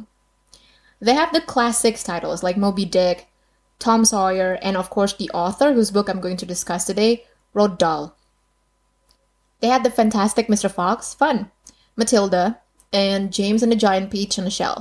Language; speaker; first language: English; non-native, fluent; Indonesian